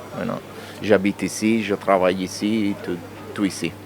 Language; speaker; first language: French; non-native, learner; Italian